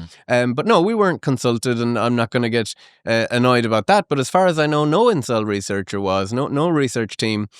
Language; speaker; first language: English; native; English